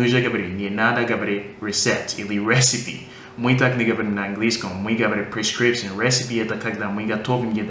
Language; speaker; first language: Russian; non-native, fluent; English